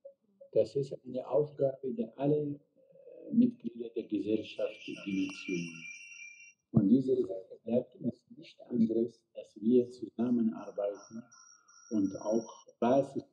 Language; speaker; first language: German; non-native, fluent; Arabic